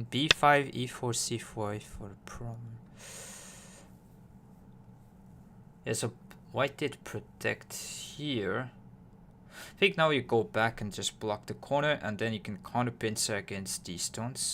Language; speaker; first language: English; non-native, fluent; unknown